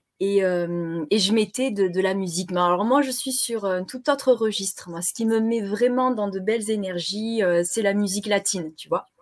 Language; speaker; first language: French; native; French